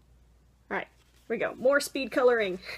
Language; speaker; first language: English; native; English